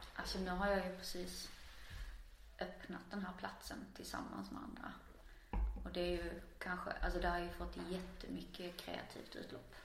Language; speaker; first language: Swedish; native; Swedish